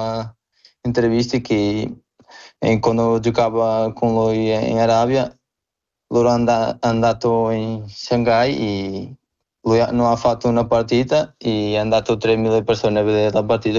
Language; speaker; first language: Italian; non-native, learner; Portuguese